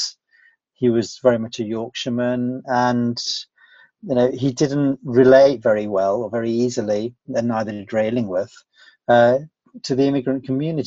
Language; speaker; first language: English; native; English